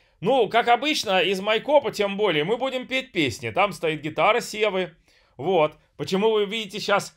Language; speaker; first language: Russian; native; Russian